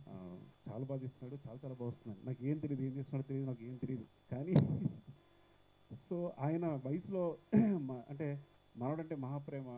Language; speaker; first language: Telugu; native; Telugu